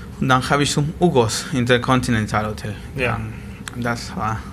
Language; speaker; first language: German; non-native, learner; Spanish